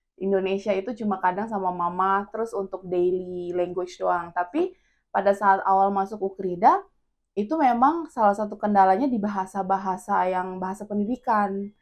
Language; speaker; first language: Indonesian; non-native, local second language; Tetum